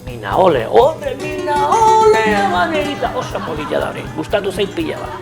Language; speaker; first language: Basque; native; Basque